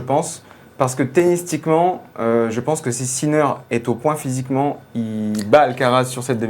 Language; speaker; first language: French; native; French